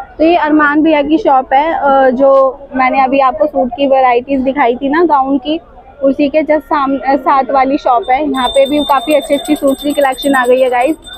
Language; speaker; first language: Hindi; native; Hindi